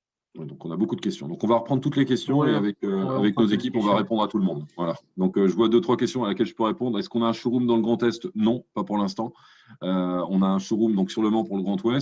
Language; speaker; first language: French; native; French